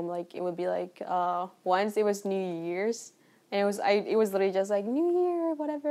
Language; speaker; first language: English; non-native, fluent; Spanish